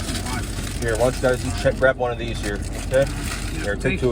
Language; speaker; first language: English; native; English